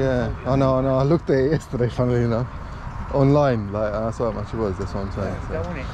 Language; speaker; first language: English; non-native, fluent; Romanian